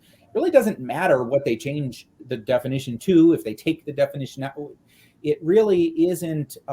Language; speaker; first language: English; native; English